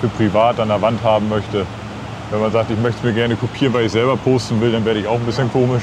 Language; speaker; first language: German; native; German